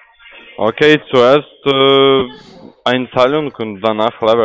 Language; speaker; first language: German; non-native, learner; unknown